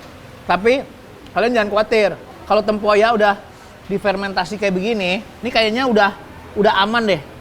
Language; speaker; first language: Indonesian; native; Indonesian